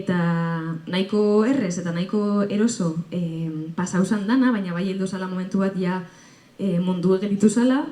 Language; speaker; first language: Basque; native; Basque